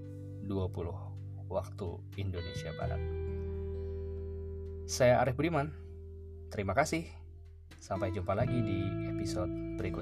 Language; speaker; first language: Indonesian; native; Indonesian